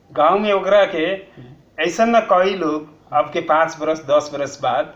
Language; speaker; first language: Bhojpuri; non-native, local second language; Nepali